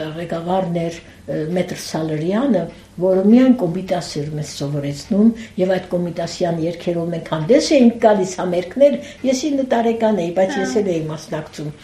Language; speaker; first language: Armenian; early bilingual, heritage; Armenian